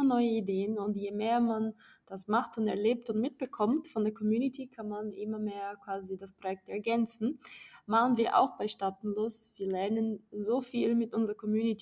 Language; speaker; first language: German; non-native, fluent; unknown